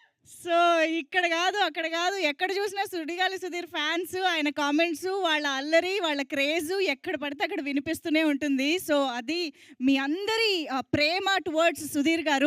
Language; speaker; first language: Telugu; native; Telugu